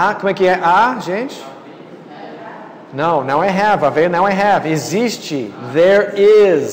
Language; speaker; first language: Portuguese; non-native, fluent; English